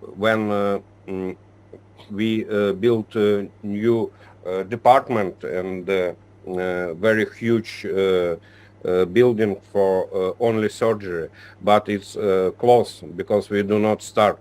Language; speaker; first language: English; non-native, learner; Ukrainian